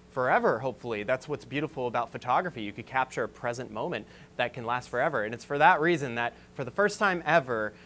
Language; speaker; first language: English; native; English